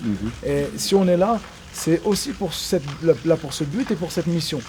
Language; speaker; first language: French; native; French